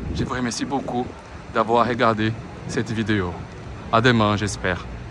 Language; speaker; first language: French; non-native, fluent; Portuguese